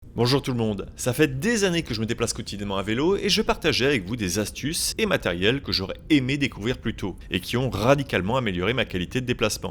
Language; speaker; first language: French; native; French